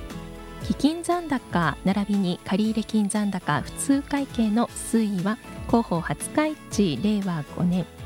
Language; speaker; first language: Japanese; native; Japanese